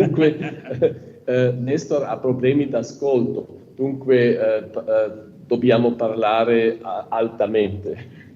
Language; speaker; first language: Italian; non-native, fluent; German